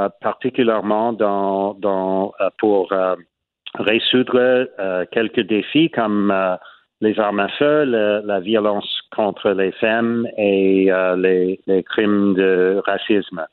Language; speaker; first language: French; non-native, learner; English